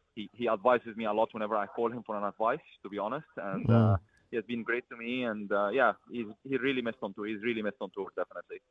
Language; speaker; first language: English; early bilingual, other home language; Arabic